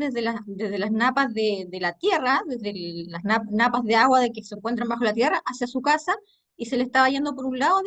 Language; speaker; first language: Spanish; native; Spanish